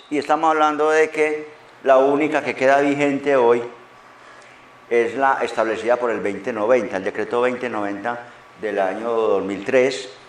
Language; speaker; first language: Spanish; native; Spanish